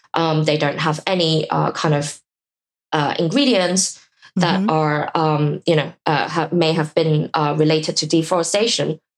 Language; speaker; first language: English; non-native, local second language; Cantonese